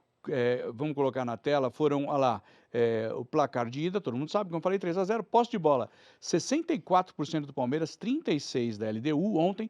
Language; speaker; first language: Portuguese; native; Portuguese